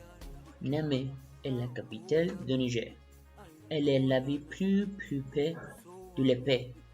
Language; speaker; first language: French; non-native, learner; Spanish